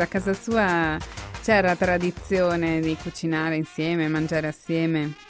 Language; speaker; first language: Italian; native; Italian